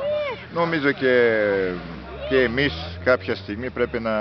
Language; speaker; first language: Greek; non-native, learner; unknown